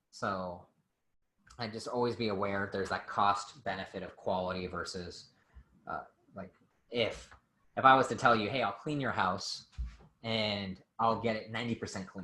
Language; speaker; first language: English; native; English